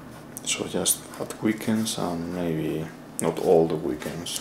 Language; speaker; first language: English; non-native, learner; Spanish